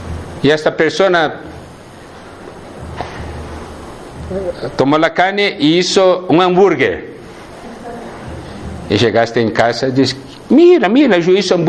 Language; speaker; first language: Spanish; non-native, fluent; Portuguese